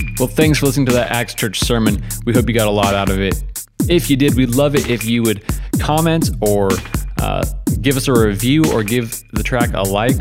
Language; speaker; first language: English; native; English